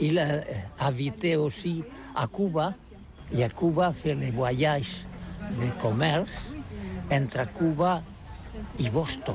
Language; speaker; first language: French; non-native, learner; Catalan